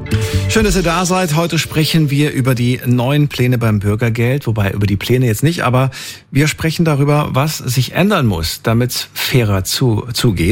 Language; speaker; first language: German; native; German